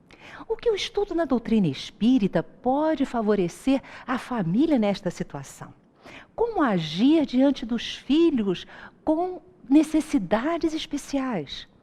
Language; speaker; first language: Portuguese; native; Portuguese